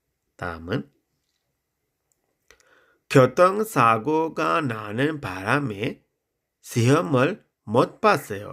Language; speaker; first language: Korean; non-native, fluent; Sinhala